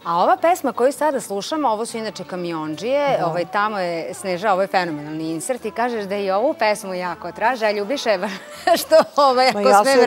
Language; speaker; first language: Serbian; native; Serbian